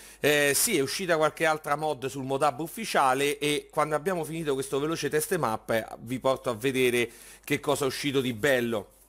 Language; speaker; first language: Italian; native; Italian